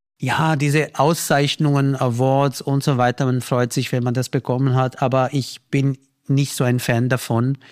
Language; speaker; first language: German; non-native, fluent; Hindi